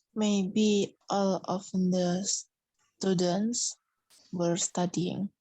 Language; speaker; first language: English; non-native, learner; Indonesian